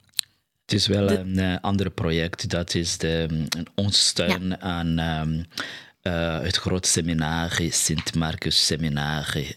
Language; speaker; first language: Dutch; non-native, fluent; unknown